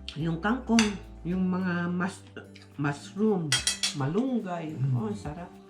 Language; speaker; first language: Filipino; non-native, local second language; Iloko